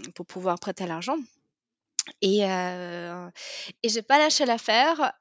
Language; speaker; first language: French; non-native, fluent; Polish